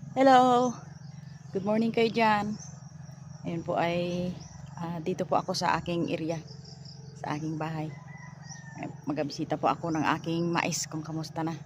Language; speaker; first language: Filipino; non-native, local second language; Cebuano